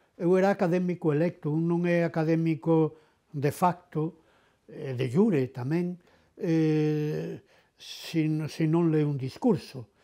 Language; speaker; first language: Galician; non-native, local second language; Spanish